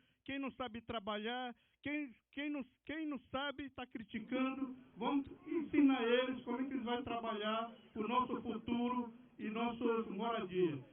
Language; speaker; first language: Portuguese; non-native, local second language; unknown